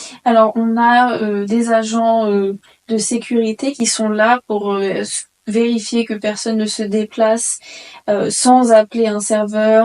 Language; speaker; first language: French; native; French